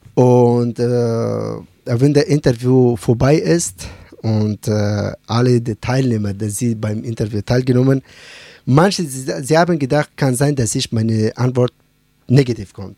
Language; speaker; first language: German; non-native, learner; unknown